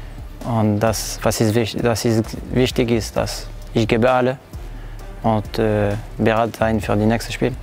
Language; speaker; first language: German; non-native, learner; French